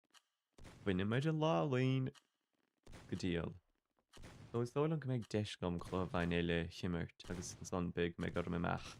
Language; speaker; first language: Irish; non-native, local second language; English